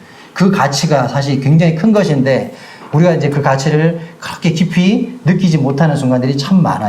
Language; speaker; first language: Korean; native; Korean